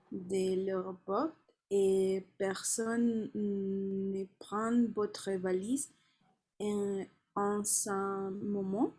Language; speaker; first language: French; non-native, learner; Spanish